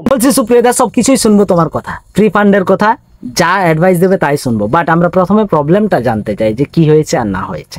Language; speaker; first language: Bangla; non-native, local second language; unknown